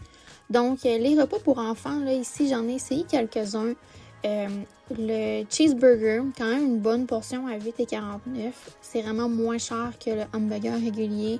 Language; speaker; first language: French; native; French